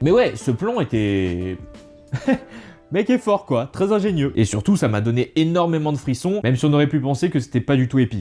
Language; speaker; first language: French; native; French